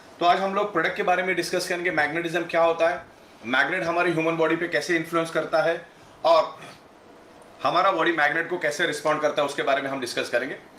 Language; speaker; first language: Hindi; non-native, local second language; Gujarati